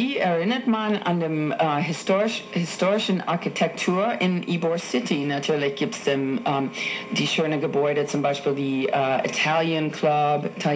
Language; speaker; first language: German; non-native, fluent; English